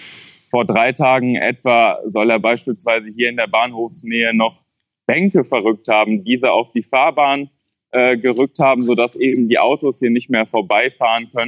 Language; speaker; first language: German; native; German